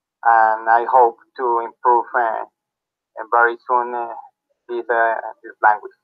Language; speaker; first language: English; non-native, learner; Spanish